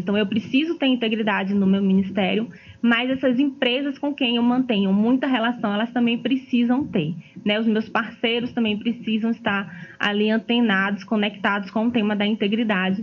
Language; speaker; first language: Portuguese; native; Portuguese